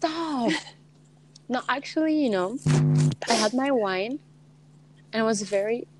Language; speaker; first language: English; non-native, fluent; French